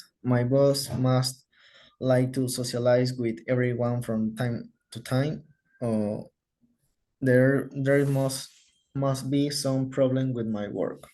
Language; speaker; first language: English; non-native, learner; Spanish